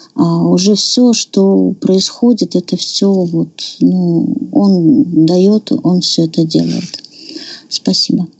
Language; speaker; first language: Russian; native; Russian